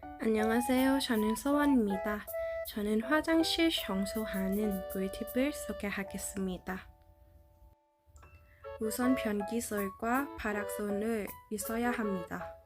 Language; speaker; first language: Korean; non-native, learner; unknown